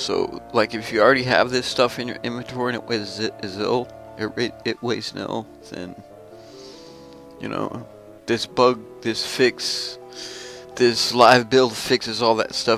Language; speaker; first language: English; native; English